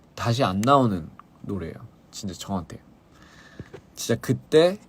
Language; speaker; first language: Korean; early bilingual, other home language; English